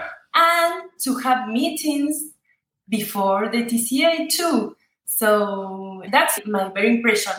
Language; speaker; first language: English; non-native, fluent; Spanish